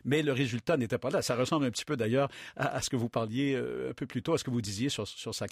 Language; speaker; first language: French; native; French